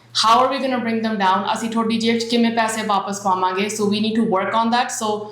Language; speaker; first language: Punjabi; early bilingual, heritage; Punjabi